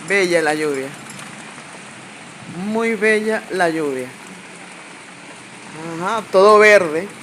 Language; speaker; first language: Spanish; native; Spanish